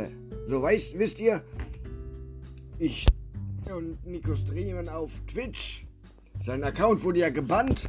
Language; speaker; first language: German; native; German